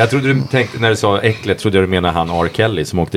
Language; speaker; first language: Swedish; native; Swedish